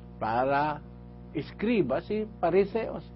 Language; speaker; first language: Portuguese; non-native, learner; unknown